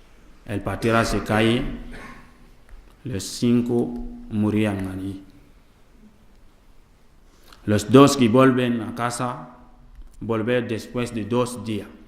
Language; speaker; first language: Spanish; non-native, learner; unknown